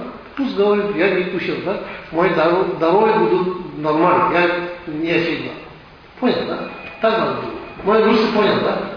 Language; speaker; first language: Russian; non-native, learner; Tibetan